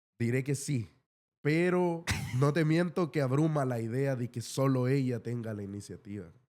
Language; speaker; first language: Spanish; native; Spanish